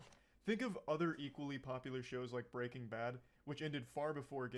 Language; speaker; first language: English; native; English